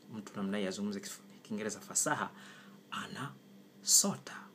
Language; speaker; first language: Swahili; non-native, local second language; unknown